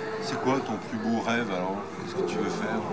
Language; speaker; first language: French; native; French